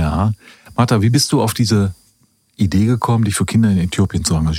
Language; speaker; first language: German; native; German